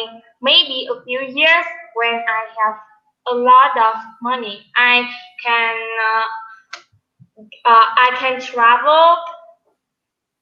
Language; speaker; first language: English; non-native, learner; Vietnamese